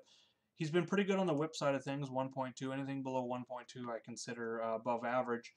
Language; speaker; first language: English; native; English